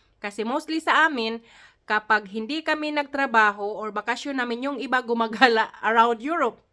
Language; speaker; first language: Filipino; non-native, local second language; Cebuano